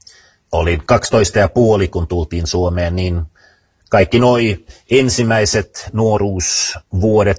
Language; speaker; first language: Finnish; early bilingual, other home language; Swedish